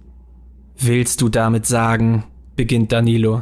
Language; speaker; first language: German; native; German